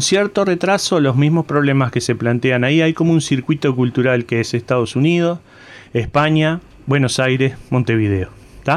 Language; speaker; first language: Spanish; native; Spanish